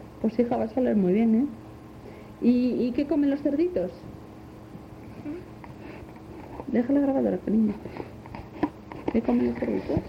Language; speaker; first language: Spanish; native; Spanish